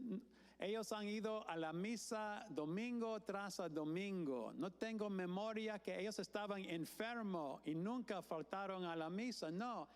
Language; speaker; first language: Spanish; non-native, fluent; English